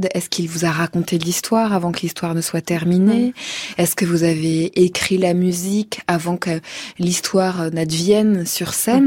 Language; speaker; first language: French; native; French